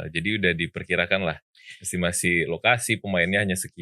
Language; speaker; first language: Indonesian; native; Indonesian